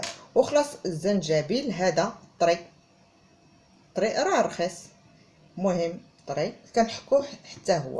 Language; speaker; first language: Arabic; native; Arabic